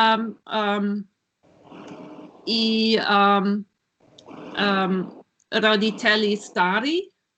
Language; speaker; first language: Russian; non-native, learner; German